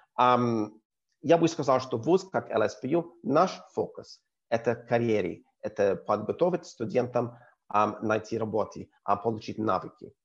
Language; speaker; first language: Russian; non-native, learner; English